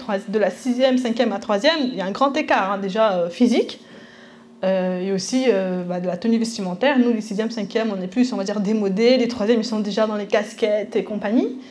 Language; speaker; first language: French; early bilingual, other home language; Spanish